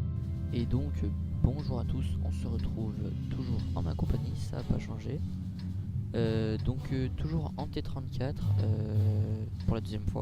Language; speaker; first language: French; native; French